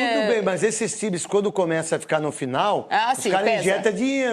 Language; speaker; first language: Portuguese; native; Portuguese